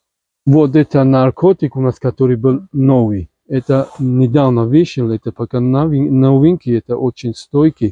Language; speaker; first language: Russian; non-native, learner; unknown